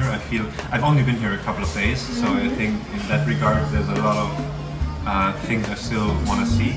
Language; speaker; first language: English; non-native, fluent; German